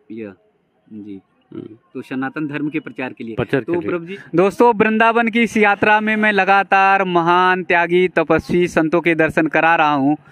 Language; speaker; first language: Hindi; native; Hindi